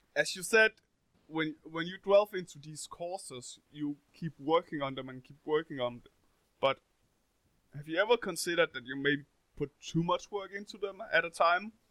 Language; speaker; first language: English; non-native, fluent; Danish